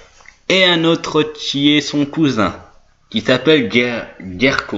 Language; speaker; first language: French; native; French